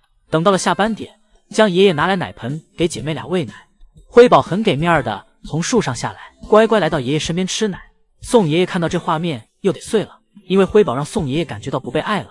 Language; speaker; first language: Chinese; native; Chinese